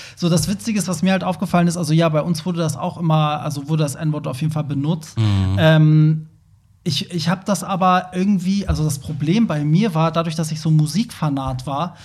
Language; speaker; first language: German; native; German